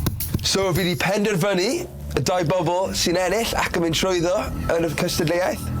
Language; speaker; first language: Welsh; native; Welsh